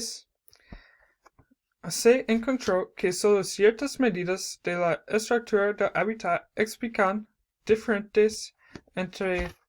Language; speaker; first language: Spanish; non-native, learner; English